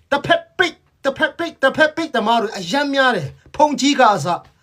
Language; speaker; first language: Burmese; non-native, local second language; Hakha Chin